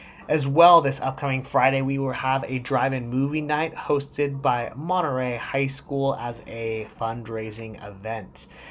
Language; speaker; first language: English; early bilingual, other home language; Spanish